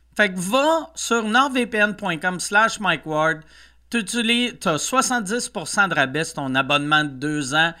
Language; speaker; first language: French; native; French